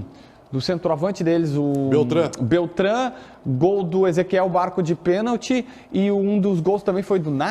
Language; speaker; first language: Portuguese; native; Portuguese